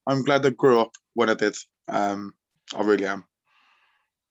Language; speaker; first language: English; native; English